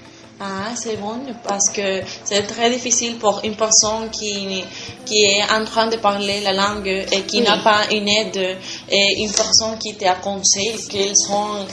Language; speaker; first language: French; non-native, learner; Spanish